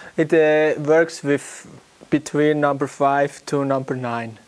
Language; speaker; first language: English; non-native, learner; German